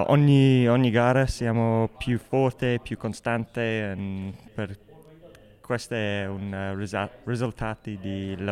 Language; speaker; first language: Italian; non-native, learner; English